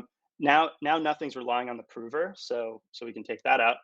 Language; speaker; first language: English; native; English